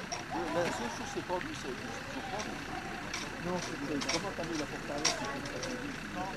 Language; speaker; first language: French; native; French